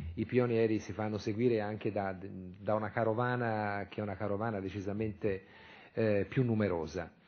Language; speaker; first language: Italian; native; Italian